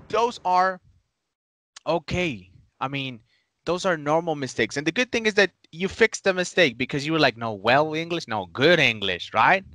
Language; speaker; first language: English; non-native, fluent; Spanish